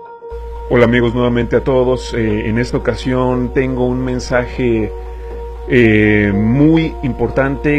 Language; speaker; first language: Spanish; native; Spanish